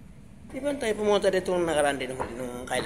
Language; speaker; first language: Filipino; native; Filipino